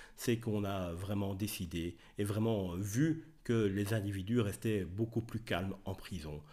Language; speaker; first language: French; native; French